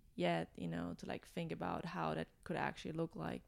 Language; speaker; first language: English; non-native, fluent; German